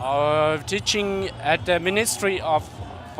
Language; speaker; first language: English; non-native, learner; Hmong